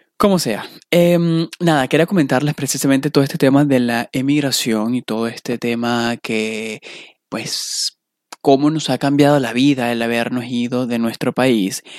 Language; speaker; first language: Spanish; native; Spanish